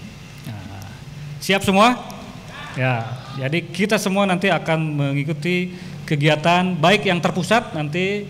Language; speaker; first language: Indonesian; native; Indonesian